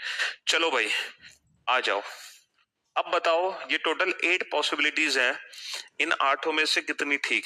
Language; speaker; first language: Hindi; native; Hindi